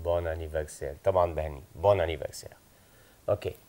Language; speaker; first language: French; non-native, fluent; Arabic